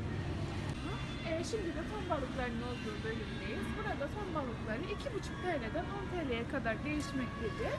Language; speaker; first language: Turkish; native; Turkish